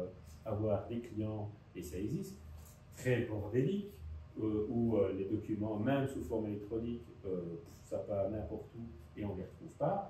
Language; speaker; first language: French; native; French